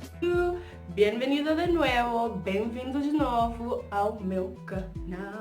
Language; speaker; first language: Portuguese; non-native, fluent; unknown